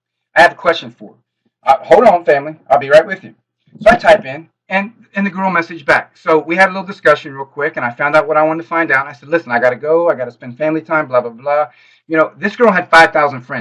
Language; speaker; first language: English; native; English